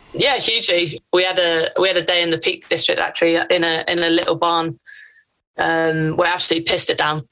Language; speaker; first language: English; native; English